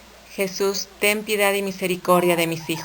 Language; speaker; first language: Spanish; native; Spanish